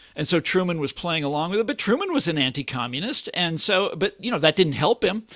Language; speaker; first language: English; native; English